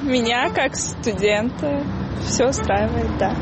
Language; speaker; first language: Russian; non-native, local second language; Tajik